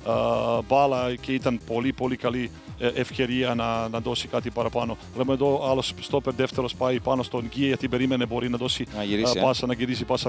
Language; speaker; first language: Greek; non-native, fluent; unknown